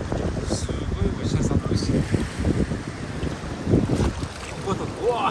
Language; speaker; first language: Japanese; non-native, fluent; Kyrgyz